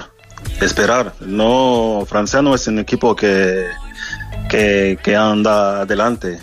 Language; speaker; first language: Spanish; non-native, learner; French